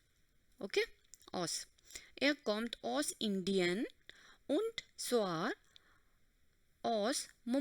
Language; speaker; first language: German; non-native, fluent; Hindi